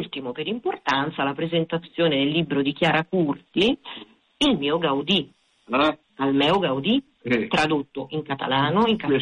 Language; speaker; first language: Italian; native; Italian